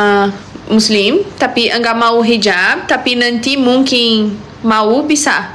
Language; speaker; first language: Indonesian; non-native, learner; Portuguese